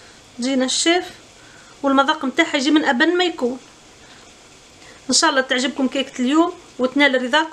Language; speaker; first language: Arabic; native; Arabic